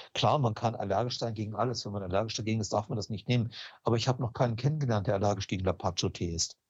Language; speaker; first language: German; native; German